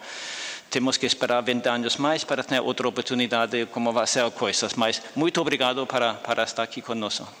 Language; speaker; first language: Portuguese; non-native, fluent; Danish